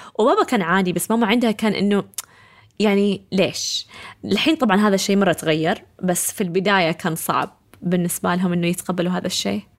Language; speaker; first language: Arabic; early bilingual, heritage; Arabic